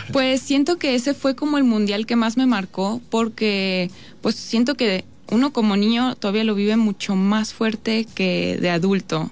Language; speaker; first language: Spanish; early bilingual, heritage; Spanish